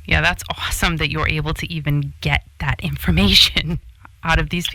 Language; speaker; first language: English; native; English